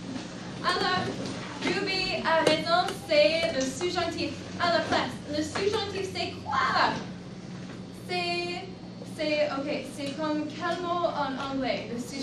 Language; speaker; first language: French; non-native, fluent; English